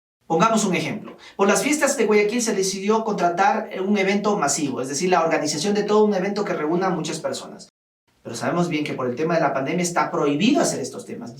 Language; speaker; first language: Spanish; native; Spanish